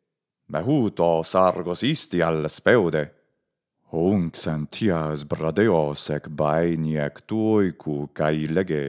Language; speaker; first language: Greek; non-native, fluent; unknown